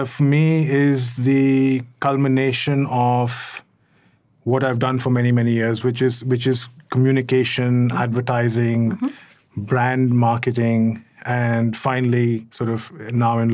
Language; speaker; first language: English; non-native, local second language; Hindi